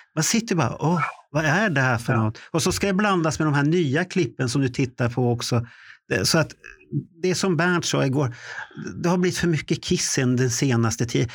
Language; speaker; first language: Swedish; native; Swedish